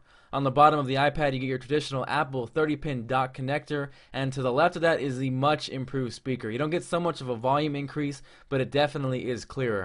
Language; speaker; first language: English; native; English